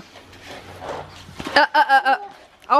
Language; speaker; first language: German; native; German